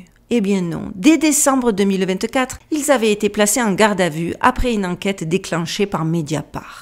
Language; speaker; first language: French; native; French